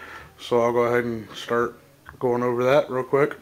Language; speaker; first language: English; native; English